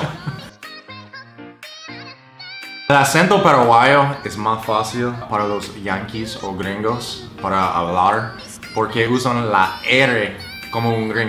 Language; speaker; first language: Spanish; non-native, fluent; English